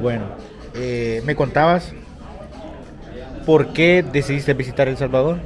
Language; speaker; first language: Spanish; native; Spanish